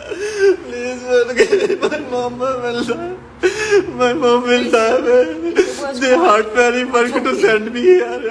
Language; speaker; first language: English; non-native, learner; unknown